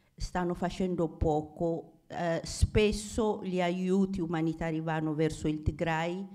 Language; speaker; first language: Italian; non-native, fluent; Amharic